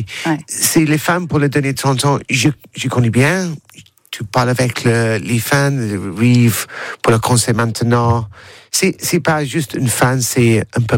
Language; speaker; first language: French; non-native, learner; English